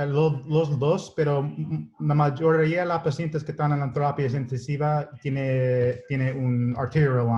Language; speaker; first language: Spanish; non-native, learner; English